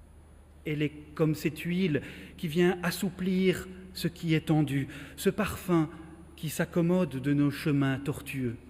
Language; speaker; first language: French; native; French